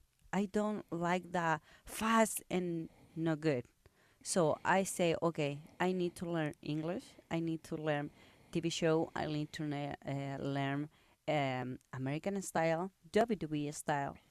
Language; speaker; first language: English; non-native, learner; Spanish